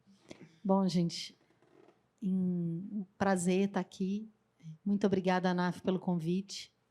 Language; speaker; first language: Portuguese; native; Portuguese